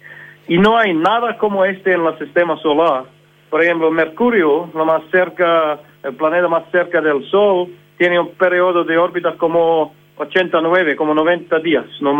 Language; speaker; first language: Spanish; non-native, fluent; English